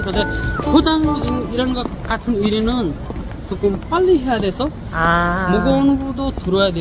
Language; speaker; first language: Korean; non-native, learner; Nepali